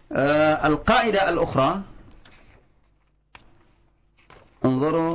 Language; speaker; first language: Arabic; non-native, fluent; Indonesian